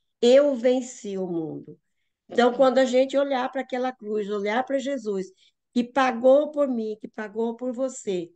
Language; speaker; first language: Portuguese; native; Portuguese